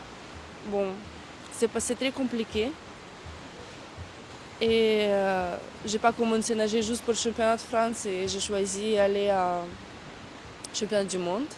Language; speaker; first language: French; non-native, fluent; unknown